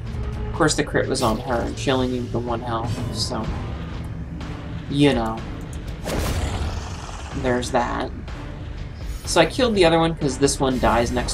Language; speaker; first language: English; native; English